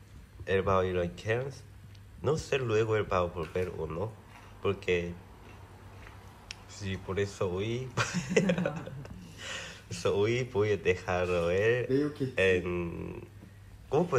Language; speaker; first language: Spanish; non-native, learner; Korean